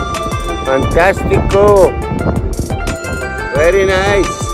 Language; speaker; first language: English; non-native, learner; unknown